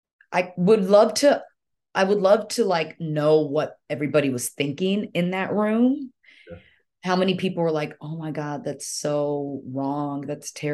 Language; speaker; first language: English; early bilingual, other home language; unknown